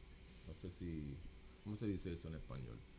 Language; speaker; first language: Spanish; non-native, local second language; English